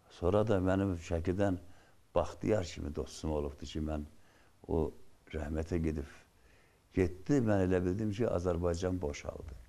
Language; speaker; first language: Azerbaijani; native; Azerbaijani